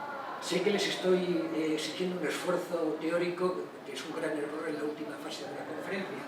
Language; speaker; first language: Spanish; native; Spanish